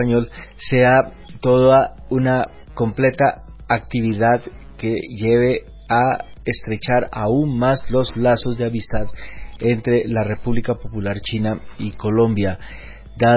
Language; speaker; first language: Spanish; native; Spanish